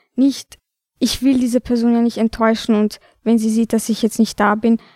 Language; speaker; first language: German; early bilingual, other home language; Albanian